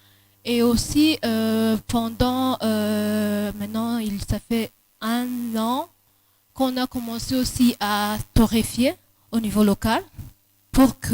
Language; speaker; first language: French; non-native, local second language; Rundi